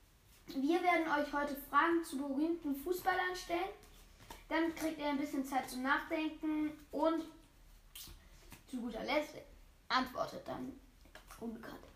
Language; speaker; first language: German; native; German